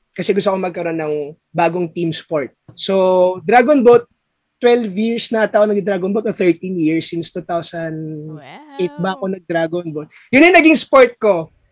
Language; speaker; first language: Filipino; native; Filipino